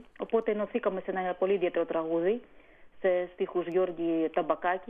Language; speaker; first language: Greek; non-native, fluent; Armenian